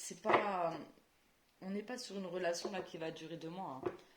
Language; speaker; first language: French; native; French